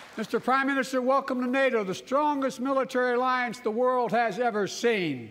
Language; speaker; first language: English; native; English